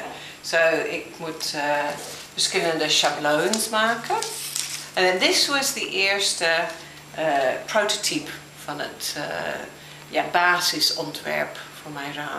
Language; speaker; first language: Dutch; non-native, fluent; English